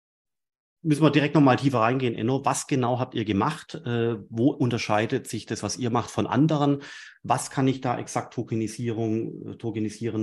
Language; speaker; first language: German; native; German